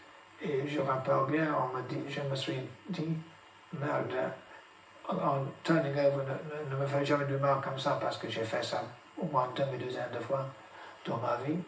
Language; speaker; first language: French; non-native, fluent; English